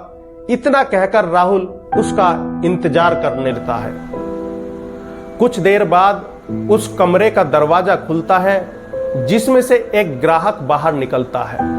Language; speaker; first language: Hindi; native; Hindi